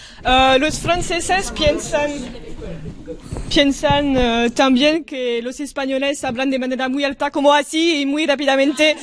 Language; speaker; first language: Spanish; non-native, learner; French